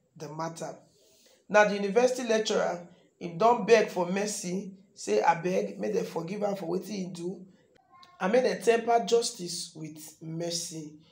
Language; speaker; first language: Nigerian Pidgin; native; Nigerian Pidgin